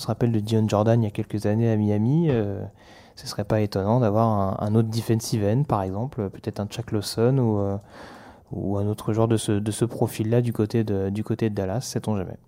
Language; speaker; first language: French; native; French